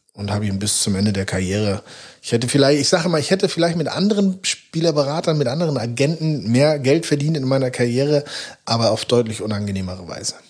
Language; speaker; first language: German; native; German